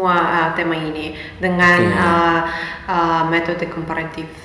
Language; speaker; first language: Indonesian; non-native, fluent; Russian